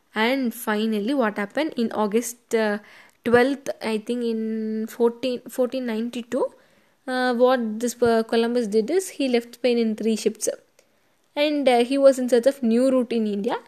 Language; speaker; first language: English; non-native, local second language; Tamil